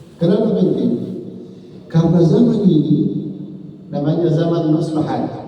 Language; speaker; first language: Indonesian; non-native, learner; Arabic